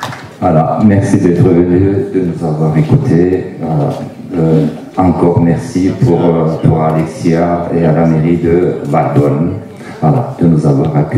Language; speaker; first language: French; non-native, fluent; Turkish